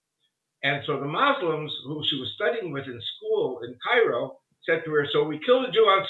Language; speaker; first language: English; early bilingual, other home language; Spanish